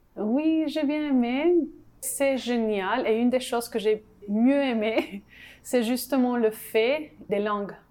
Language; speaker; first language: French; non-native, learner; Spanish